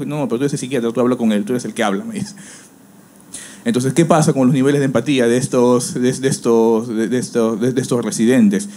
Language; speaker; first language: Spanish; native; Spanish